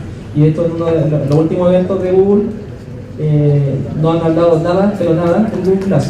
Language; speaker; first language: Spanish; native; Spanish